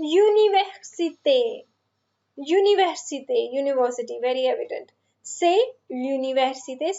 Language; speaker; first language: French; non-native, fluent; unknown